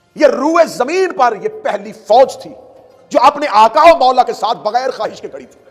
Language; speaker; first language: Urdu; non-native, local second language; Punjabi